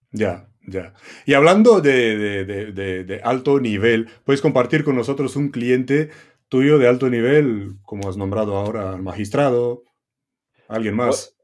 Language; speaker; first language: Spanish; non-native, fluent; Romanian